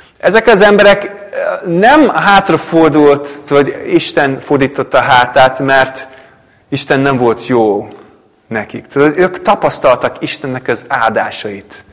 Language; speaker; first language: Hungarian; non-native, fluent; English